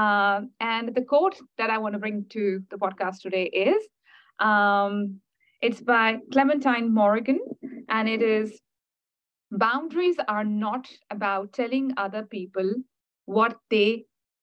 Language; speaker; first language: English; non-native, local second language; Urdu